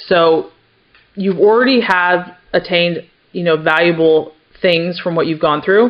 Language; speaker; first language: English; native; English